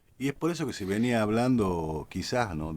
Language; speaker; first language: Spanish; native; Spanish